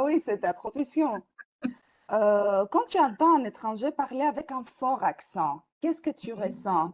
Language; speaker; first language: French; non-native, fluent; Greek